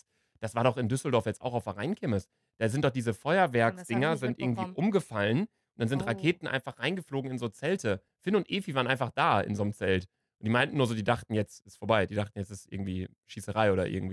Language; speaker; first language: German; native; German